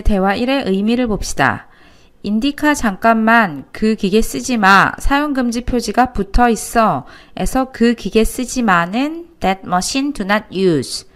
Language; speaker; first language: Korean; native; Korean